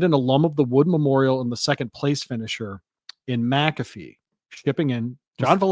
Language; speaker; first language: English; native; English